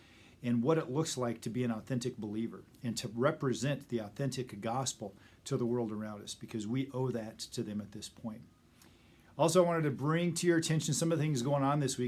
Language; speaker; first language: English; native; English